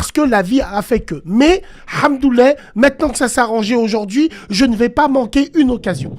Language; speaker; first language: French; early bilingual, other home language; Arabic